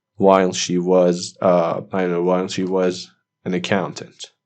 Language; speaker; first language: English; non-native, fluent; Persian